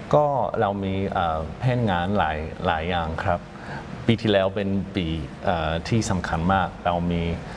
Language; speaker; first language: Thai; non-native, fluent; English